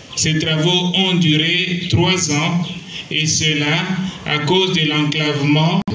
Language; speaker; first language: French; non-native, local second language; Luba-Lulua